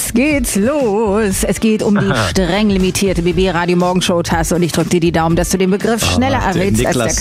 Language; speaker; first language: German; native; German